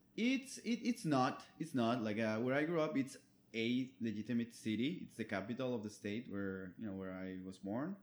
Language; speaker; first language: English; non-native, fluent; Spanish